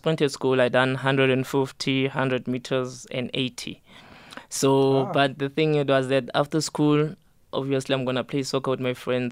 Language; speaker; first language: English; non-native, local second language; Southern Sotho